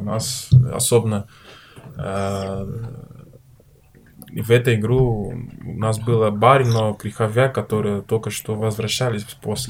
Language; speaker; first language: Russian; non-native, learner; Portuguese